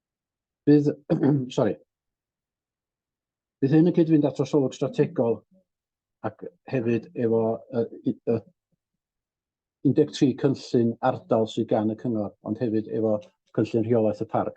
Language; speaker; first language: Welsh; native; Welsh